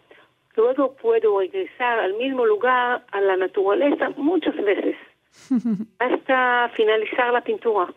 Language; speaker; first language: Spanish; non-native, learner; Hebrew